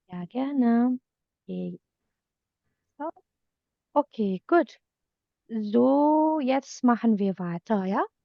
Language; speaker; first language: German; non-native, fluent; Indonesian